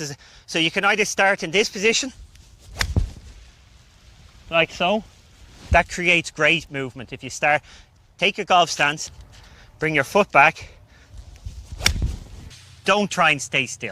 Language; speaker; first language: English; native; English